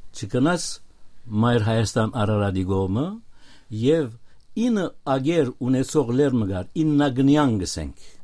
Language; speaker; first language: Armenian; native; Armenian